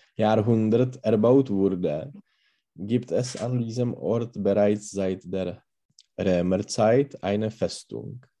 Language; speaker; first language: German; non-native, learner; Czech